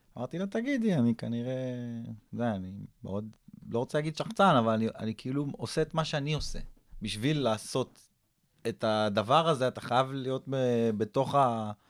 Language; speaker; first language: Hebrew; early bilingual, other home language; English